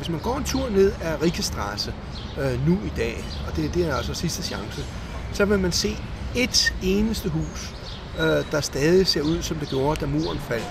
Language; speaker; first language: Danish; native; Danish